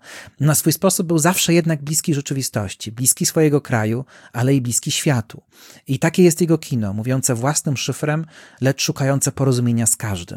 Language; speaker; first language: Polish; native; Polish